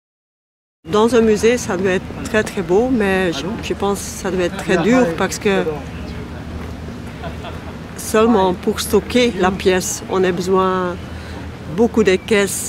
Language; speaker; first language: French; non-native, local second language; Dutch